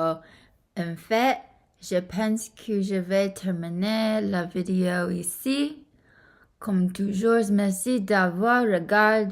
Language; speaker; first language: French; non-native, learner; English